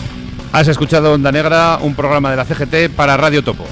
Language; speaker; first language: Spanish; native; Spanish